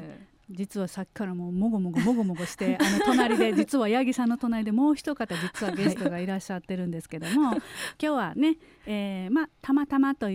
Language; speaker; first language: Japanese; native; Japanese